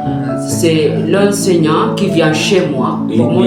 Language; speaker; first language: French; non-native, learner; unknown